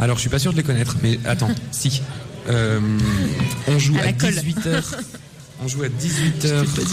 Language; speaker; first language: French; native; French